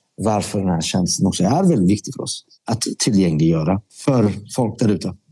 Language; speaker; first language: Swedish; early bilingual, other home language; Persian